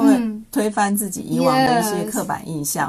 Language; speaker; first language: Chinese; native; Chinese